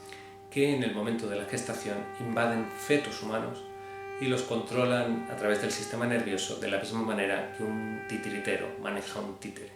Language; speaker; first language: Spanish; native; Spanish